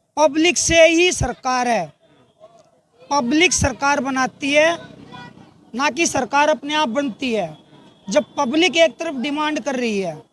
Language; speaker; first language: Hindi; native; Hindi